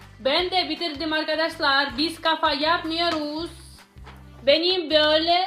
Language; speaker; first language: Turkish; non-native, learner; Russian